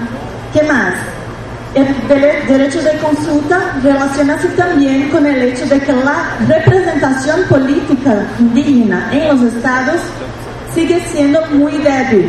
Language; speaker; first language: Spanish; non-native, fluent; Portuguese